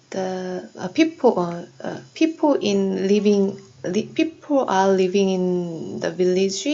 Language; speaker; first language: English; non-native, learner; Korean